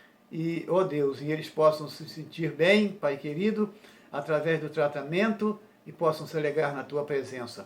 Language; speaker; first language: Portuguese; native; Portuguese